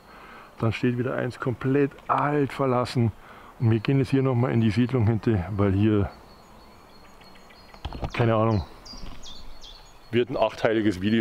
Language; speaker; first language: German; native; German